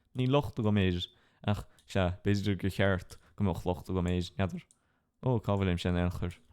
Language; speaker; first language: Irish; non-native, local second language; English